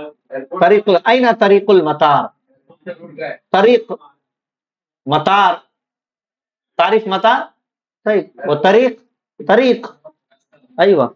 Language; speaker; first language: Arabic; non-native, fluent; Urdu